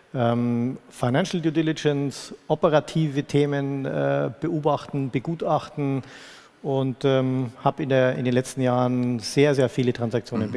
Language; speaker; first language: German; native; German